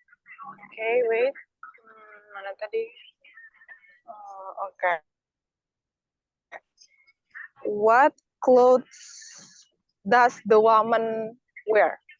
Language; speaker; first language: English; non-native, learner; Indonesian